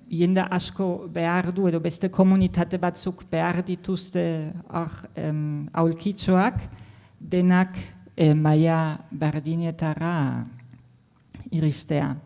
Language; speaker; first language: Basque; non-native, fluent; German